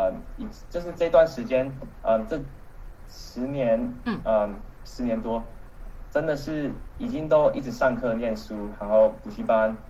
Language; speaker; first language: Chinese; early bilingual, heritage; Chinese